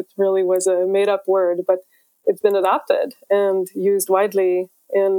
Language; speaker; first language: English; native; English